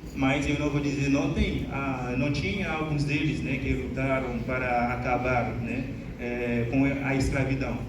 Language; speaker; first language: Portuguese; non-native, fluent; Haitian Creole